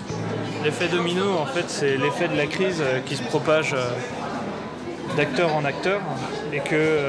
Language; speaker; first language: French; native; French